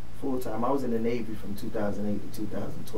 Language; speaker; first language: English; native; English